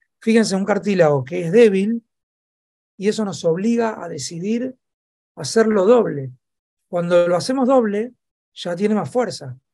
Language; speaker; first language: Spanish; native; Spanish